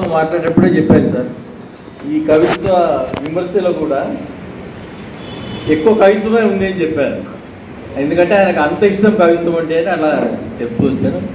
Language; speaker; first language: Telugu; native; Telugu